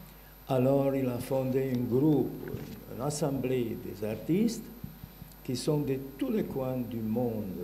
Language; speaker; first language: French; non-native, learner; Bulgarian